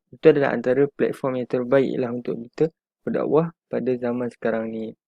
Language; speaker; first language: Malay; native; Malay